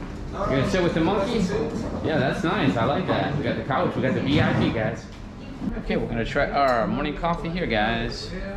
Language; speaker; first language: English; native; English